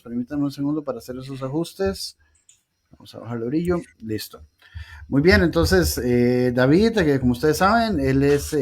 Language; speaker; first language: Spanish; native; Spanish